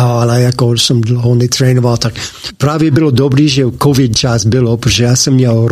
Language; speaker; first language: Czech; non-native, learner; English